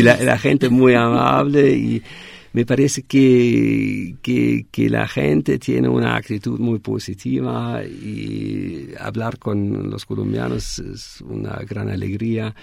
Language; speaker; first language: Spanish; non-native, fluent; German